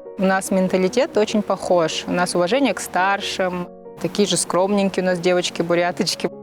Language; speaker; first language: Russian; native; Russian